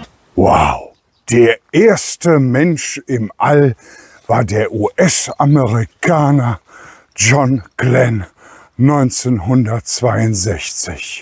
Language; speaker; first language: German; native; German